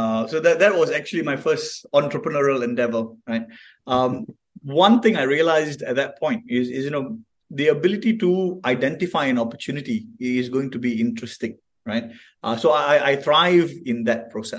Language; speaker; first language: English; non-native, local second language; Tamil